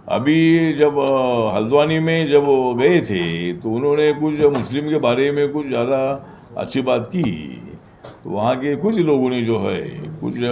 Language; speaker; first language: Hindi; non-native, local second language; Marathi